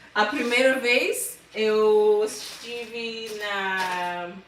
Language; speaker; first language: Portuguese; non-native, learner; English